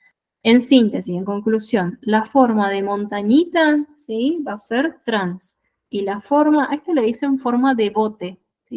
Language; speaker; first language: Spanish; native; Spanish